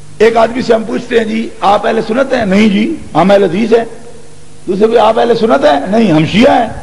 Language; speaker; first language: Urdu; non-native, local second language; Punjabi